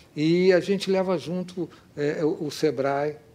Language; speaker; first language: Portuguese; native; Portuguese